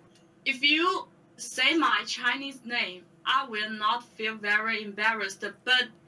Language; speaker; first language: English; non-native, learner; Chinese